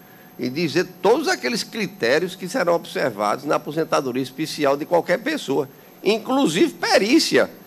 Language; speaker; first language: Portuguese; native; Portuguese